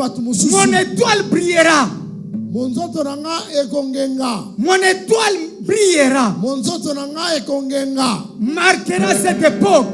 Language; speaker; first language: French; non-native, local second language; Lingala